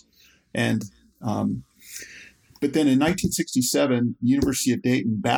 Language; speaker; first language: English; native; English